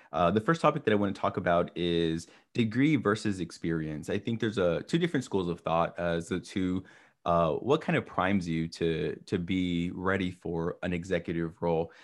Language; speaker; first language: English; native; English